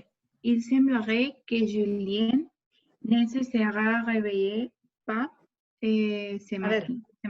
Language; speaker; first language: French; non-native, learner; Spanish